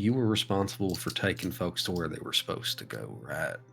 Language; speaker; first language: English; native; English